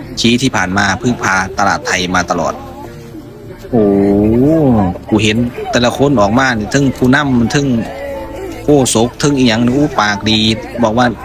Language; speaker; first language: Thai; native; Thai